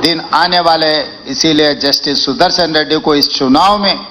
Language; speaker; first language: Hindi; non-native, local second language; Telugu